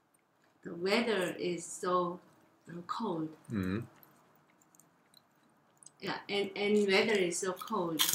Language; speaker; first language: English; non-native, learner; Korean